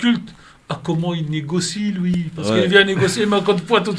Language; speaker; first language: French; native; French